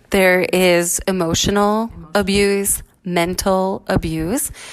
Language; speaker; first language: English; early bilingual, other home language; Spanish